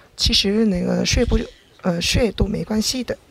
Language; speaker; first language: Chinese; non-native, learner; Korean